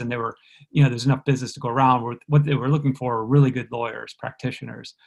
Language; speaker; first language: English; native; English